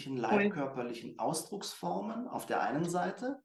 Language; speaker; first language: German; native; German